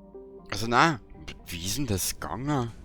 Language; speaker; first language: German; native; German